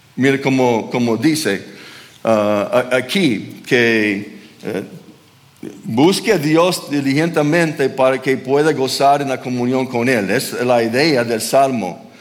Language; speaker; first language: Spanish; non-native, fluent; English